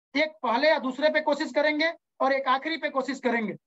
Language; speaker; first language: Hindi; native; Hindi